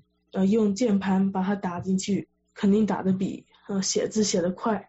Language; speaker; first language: Chinese; early bilingual, heritage; Chinese